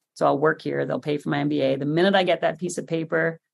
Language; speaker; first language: English; native; English